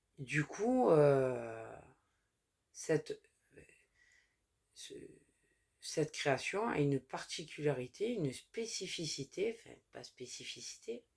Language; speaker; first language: French; native; French